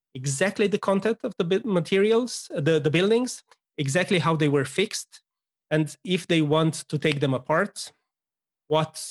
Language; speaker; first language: English; non-native, fluent; Romanian